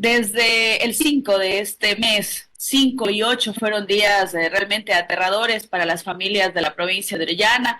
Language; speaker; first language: Spanish; native; Spanish